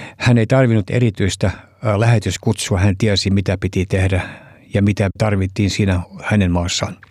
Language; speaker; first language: Finnish; early bilingual, heritage; Finnish